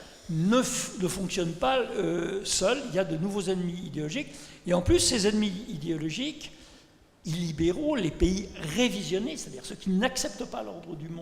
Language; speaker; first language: French; native; French